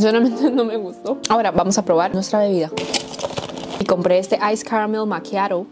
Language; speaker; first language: Spanish; native; Spanish